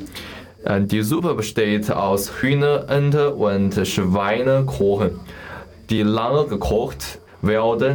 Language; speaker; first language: German; non-native, learner; Chinese